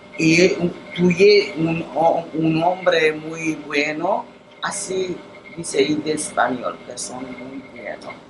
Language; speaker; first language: Spanish; non-native, learner; Romanian